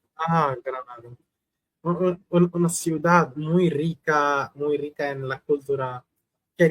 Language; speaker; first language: Spanish; non-native, learner; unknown